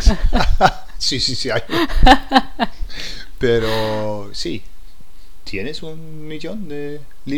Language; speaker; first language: Spanish; non-native, fluent; English